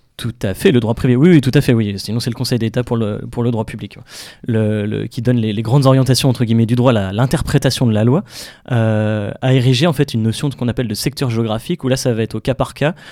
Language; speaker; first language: French; native; French